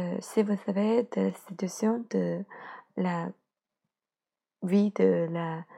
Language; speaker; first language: French; non-native, learner; Chinese